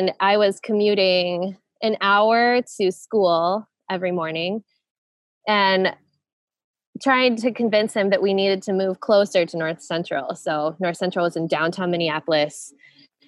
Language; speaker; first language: English; native; English